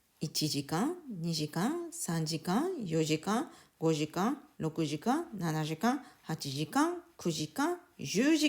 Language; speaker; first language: Japanese; native; Japanese